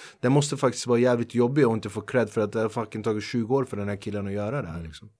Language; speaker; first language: Swedish; early bilingual, other home language; Kurdish